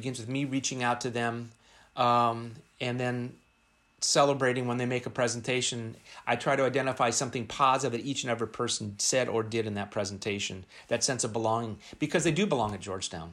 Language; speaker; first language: English; native; English